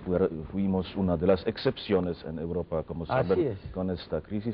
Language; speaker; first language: Spanish; non-native, fluent; Polish